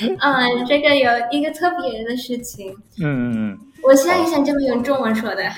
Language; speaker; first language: Chinese; early bilingual, heritage; Indonesian